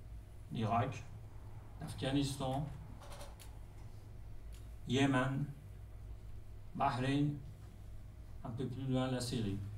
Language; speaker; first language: French; non-native, fluent; Persian